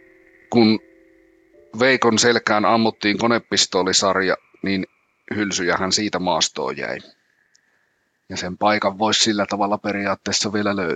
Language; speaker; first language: Finnish; native; Finnish